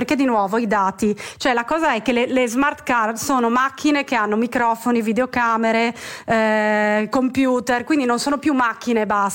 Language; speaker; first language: Italian; native; Italian